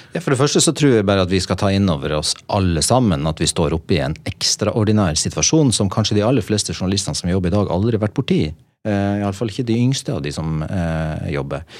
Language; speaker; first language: Norwegian; native; Norwegian